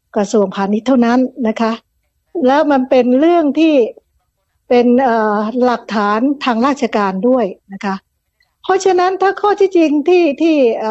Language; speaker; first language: Thai; native; Thai